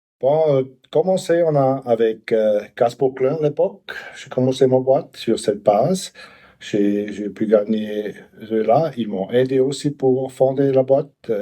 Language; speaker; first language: French; non-native, local second language; Swiss German